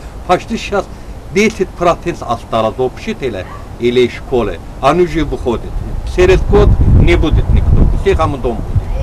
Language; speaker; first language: Russian; non-native, learner; Azerbaijani